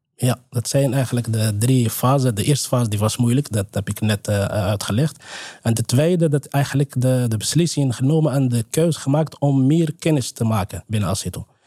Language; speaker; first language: Dutch; non-native, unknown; Arabic